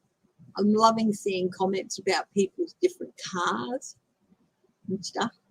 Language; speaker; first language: English; native; English